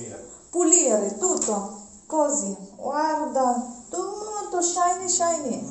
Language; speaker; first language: Italian; non-native, learner; Mizo